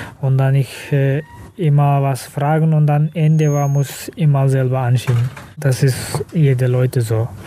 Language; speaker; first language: German; non-native, learner; Kazakh